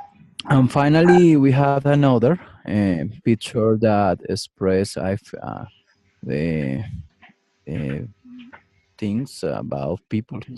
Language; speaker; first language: English; non-native, learner; Spanish